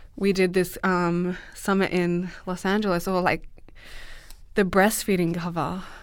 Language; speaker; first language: English; native; English